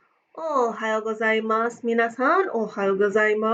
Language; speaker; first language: Japanese; non-native, fluent; English